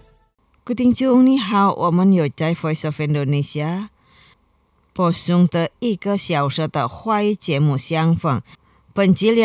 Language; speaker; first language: Chinese; non-native, fluent; Indonesian